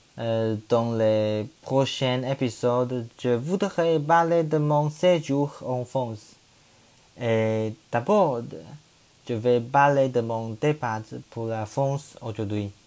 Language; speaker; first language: French; non-native, learner; Chinese